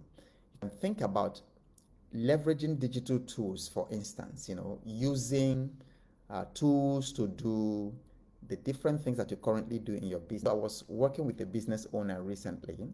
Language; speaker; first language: English; non-native, local second language; Igbo